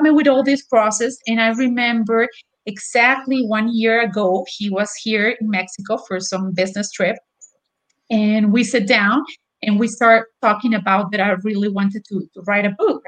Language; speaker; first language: English; non-native, fluent; Spanish